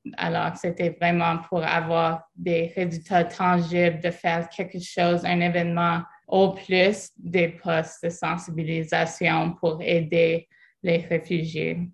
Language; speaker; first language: French; non-native, fluent; English